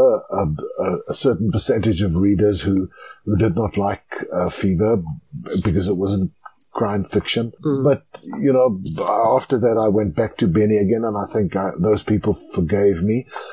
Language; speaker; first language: English; non-native, local second language; Afrikaans